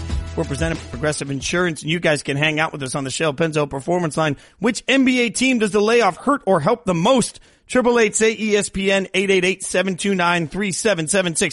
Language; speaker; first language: English; native; English